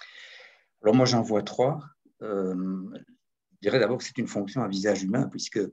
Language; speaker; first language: French; native; French